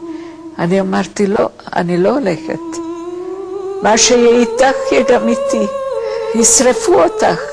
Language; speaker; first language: Hebrew; non-native, fluent; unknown